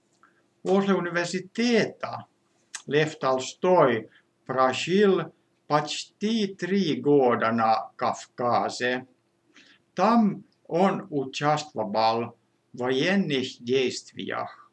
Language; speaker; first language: Russian; non-native, fluent; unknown